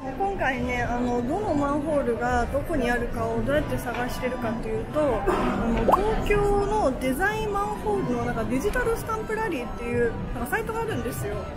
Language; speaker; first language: Japanese; early bilingual, other home language; Chinese